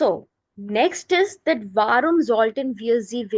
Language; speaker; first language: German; non-native, fluent; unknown